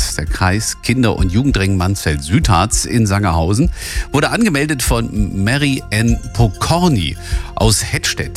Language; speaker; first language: German; native; German